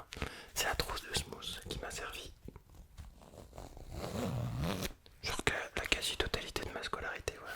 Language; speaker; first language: French; native; French